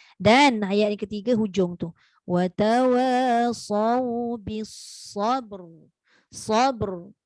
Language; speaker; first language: Malay; native; Malay